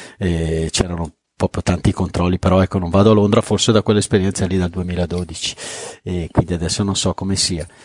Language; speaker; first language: Italian; native; Italian